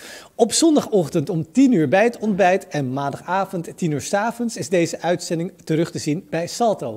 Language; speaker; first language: Dutch; native; Dutch